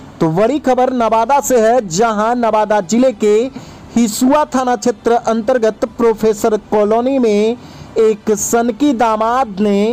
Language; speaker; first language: Hindi; native; Hindi